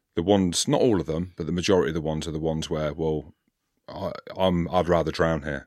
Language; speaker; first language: English; native; English